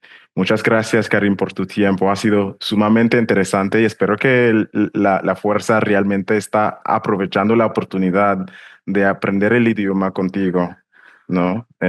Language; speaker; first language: Spanish; non-native, fluent; English